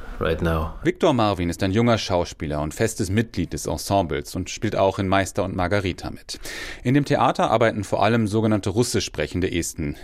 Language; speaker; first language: German; native; German